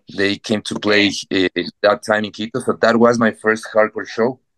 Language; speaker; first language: English; non-native, fluent; Spanish